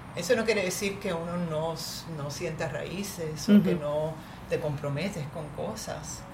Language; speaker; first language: Spanish; native; Spanish